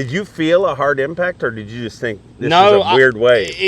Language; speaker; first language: English; native; English